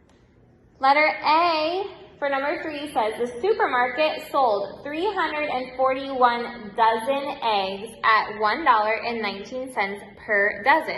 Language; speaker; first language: English; native; English